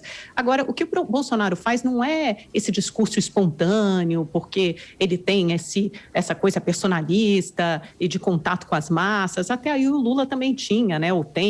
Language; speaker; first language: Portuguese; native; Portuguese